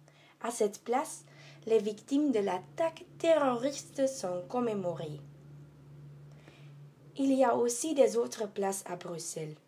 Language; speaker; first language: French; non-native, learner; Dutch